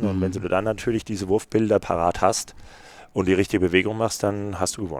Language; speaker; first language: German; native; German